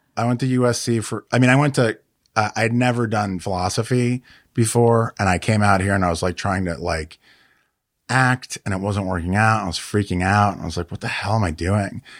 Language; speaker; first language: English; native; English